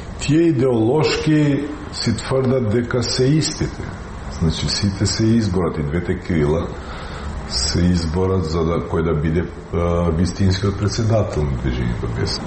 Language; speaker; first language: Macedonian; non-native, local second language; Albanian